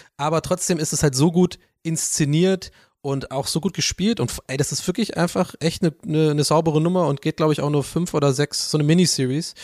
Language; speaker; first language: German; non-native, fluent; English